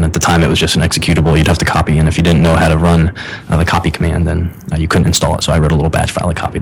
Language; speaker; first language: English; native; English